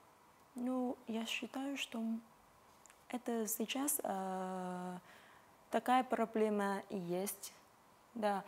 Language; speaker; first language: Russian; non-native, fluent; Vietnamese